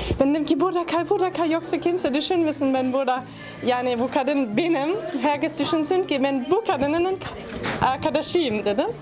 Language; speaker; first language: Turkish; non-native, fluent; German